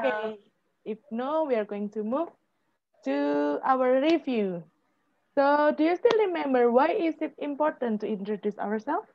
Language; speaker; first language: English; non-native, fluent; Indonesian